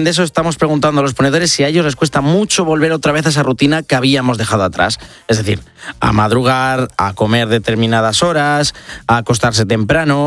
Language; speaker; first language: Spanish; native; Spanish